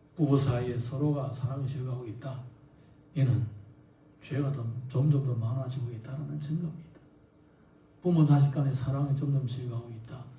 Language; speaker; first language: Korean; native; Korean